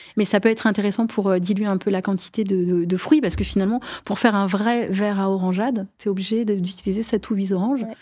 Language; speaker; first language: French; native; French